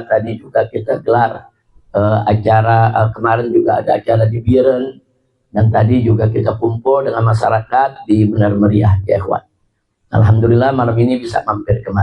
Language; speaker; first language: Indonesian; native; Indonesian